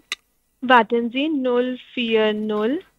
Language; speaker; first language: German; non-native, learner; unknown